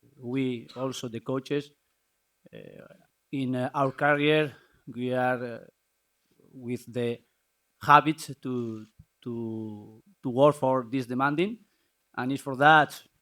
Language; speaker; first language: English; non-native, learner; Spanish